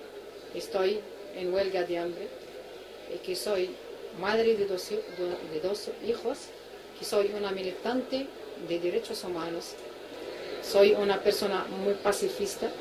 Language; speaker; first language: Spanish; non-native, local second language; Arabic